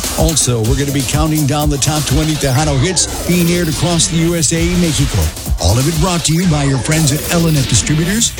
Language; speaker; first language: English; early bilingual, other home language; Spanish